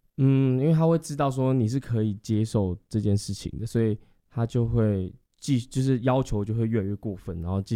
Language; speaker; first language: Chinese; native; Chinese